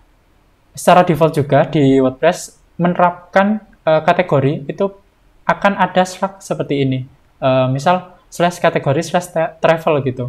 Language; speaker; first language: Indonesian; native; Indonesian